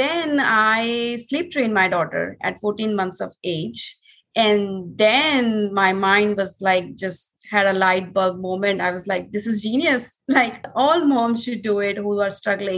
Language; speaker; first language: English; non-native, local second language; Hindi